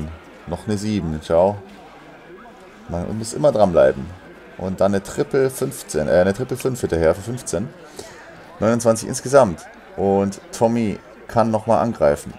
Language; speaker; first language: German; native; German